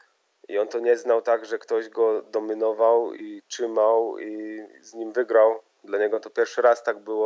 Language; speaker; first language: Polish; early bilingual, heritage; Polish